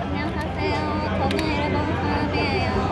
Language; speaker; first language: Korean; non-native, fluent; Japanese